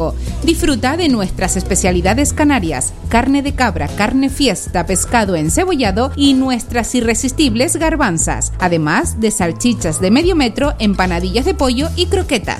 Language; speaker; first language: Spanish; native; Spanish